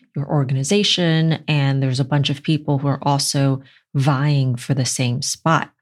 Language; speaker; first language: English; native; English